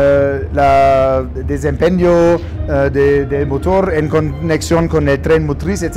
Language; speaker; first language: Spanish; non-native, fluent; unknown